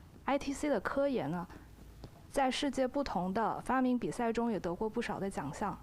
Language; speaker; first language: Chinese; native; Chinese